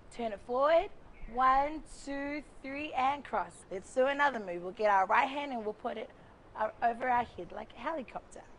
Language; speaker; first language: English; native; English